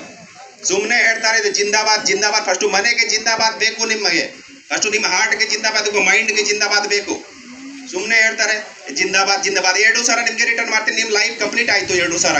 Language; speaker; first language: Kannada; non-native, learner; Hindi